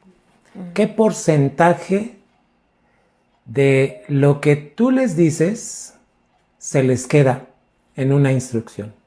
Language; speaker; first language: Spanish; native; Spanish